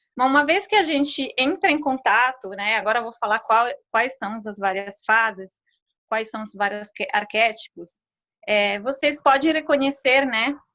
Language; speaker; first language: Portuguese; non-native, fluent; Italian